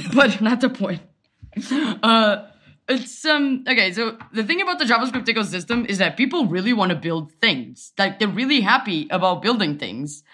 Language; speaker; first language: English; non-native, fluent; Portuguese